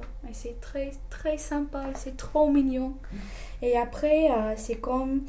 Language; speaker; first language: French; non-native, learner; English